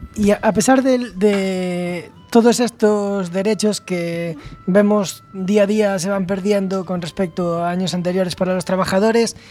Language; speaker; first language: Spanish; native; Spanish